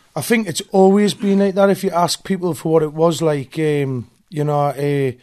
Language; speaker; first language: English; native; English